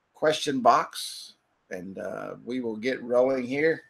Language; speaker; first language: English; native; English